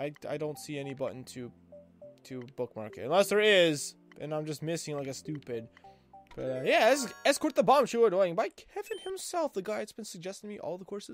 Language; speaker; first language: English; native; English